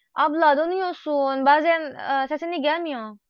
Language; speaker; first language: Turkish; non-native, learner; Indonesian